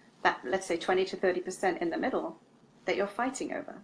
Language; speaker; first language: English; native; English